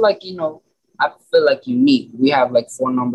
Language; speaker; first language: English; non-native, local second language; Filipino